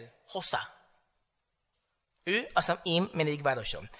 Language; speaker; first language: Hungarian; non-native, learner; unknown